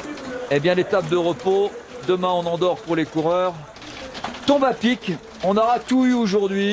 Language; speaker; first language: French; native; French